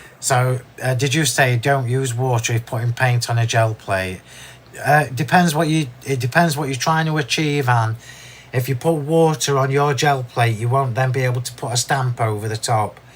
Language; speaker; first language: English; native; English